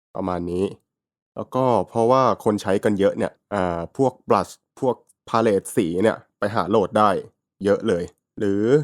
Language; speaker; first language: Thai; native; Thai